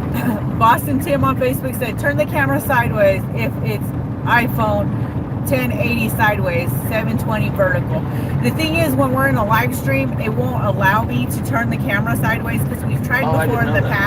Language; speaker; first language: English; native; English